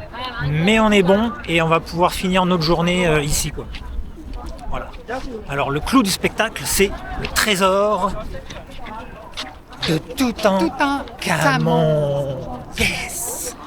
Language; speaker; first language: French; native; French